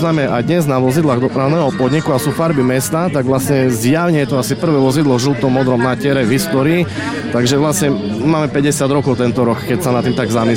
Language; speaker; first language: Slovak; native; Slovak